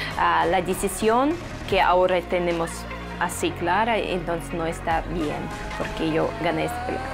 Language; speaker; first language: Spanish; non-native, fluent; Russian